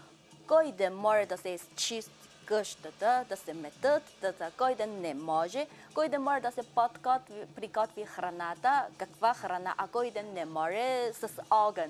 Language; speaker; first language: Bulgarian; non-native, fluent; Chinese